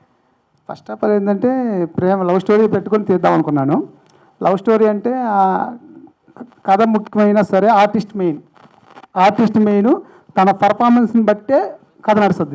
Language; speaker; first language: Telugu; native; Telugu